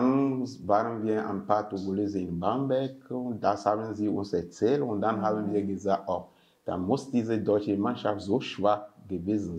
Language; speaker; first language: German; non-native, fluent; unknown